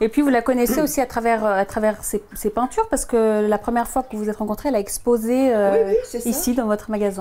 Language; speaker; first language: French; native; French